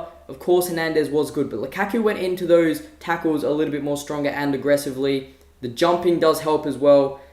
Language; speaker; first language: English; native; English